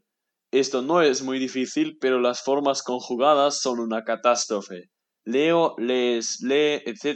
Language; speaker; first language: Spanish; non-native, learner; German